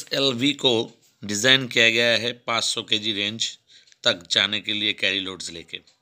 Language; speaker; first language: Hindi; non-native, local second language; Bangla